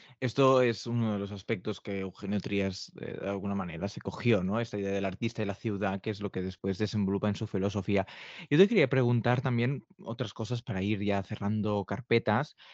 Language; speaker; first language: Spanish; non-native, local second language; Catalan